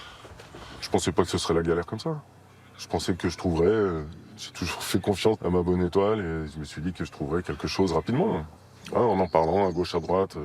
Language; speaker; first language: French; native; French